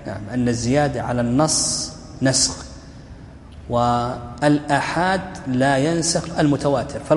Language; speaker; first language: Arabic; native; Arabic